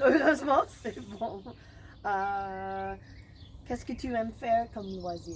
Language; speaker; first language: French; non-native, fluent; English